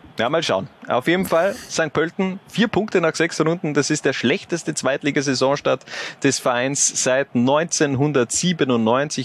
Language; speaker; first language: German; native; German